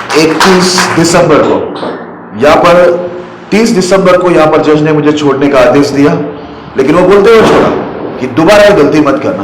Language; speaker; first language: Hindi; non-native, local second language; Marathi